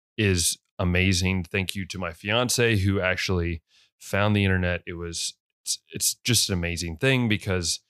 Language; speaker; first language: English; native; English